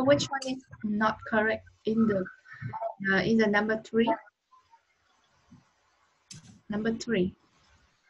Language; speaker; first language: English; non-native, learner; Vietnamese